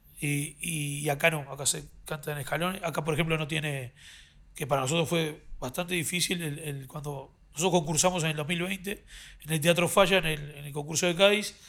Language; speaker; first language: Spanish; native; Spanish